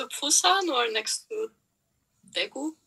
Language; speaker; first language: English; non-native, learner; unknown